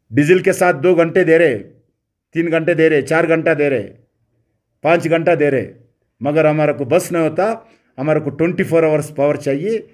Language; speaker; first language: Hindi; non-native, local second language; Telugu